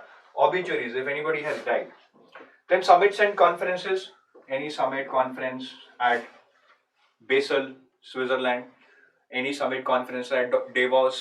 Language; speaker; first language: English; non-native, local second language; Hindi